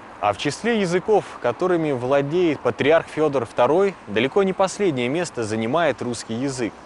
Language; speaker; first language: Russian; native; Russian